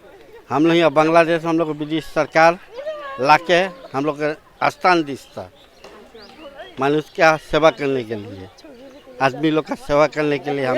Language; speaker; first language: Hindi; early bilingual, heritage; Hindi